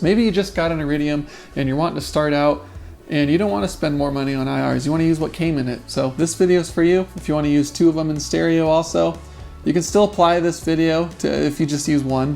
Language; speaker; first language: English; native; English